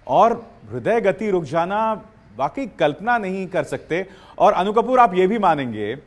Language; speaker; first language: Hindi; native; Hindi